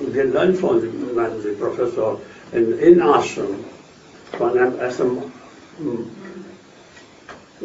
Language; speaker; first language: German; non-native, fluent; Hindi